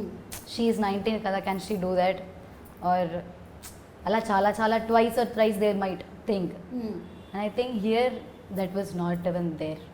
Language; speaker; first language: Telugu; non-native, learner; Malayalam